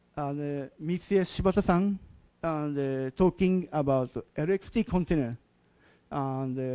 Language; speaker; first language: English; non-native, learner; Japanese